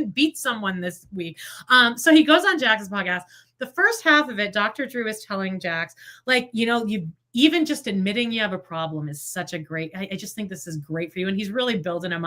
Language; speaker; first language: English; native; English